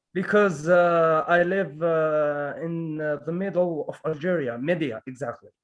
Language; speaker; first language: English; non-native, learner; Arabic